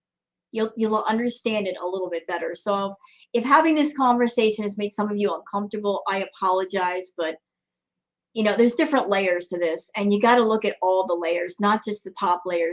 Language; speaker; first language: English; native; English